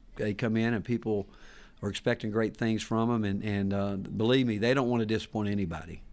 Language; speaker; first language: English; native; English